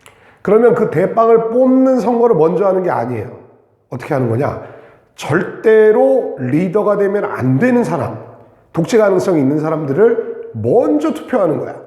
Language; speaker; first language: Korean; native; Korean